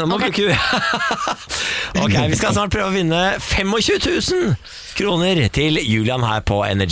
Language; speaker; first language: Norwegian; native; Norwegian